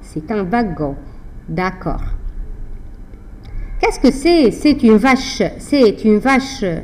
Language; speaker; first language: French; non-native, fluent; Arabic